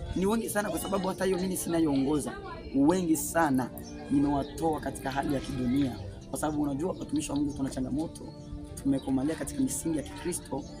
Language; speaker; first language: Swahili; non-native, local second language; Rundi